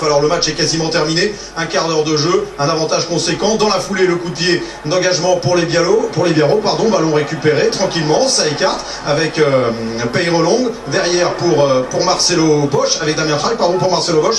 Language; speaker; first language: French; native; French